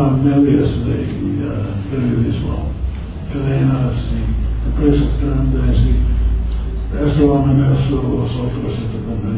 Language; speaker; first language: Spanish; non-native, learner; English